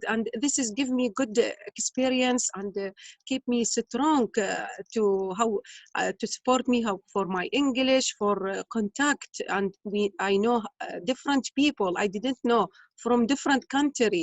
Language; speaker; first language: English; non-native, learner; Arabic